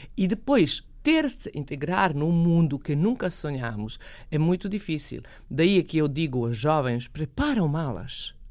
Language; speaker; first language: Portuguese; non-native, fluent; Bosnian